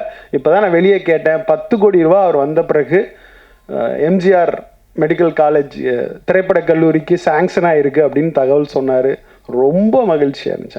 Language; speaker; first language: Tamil; native; Tamil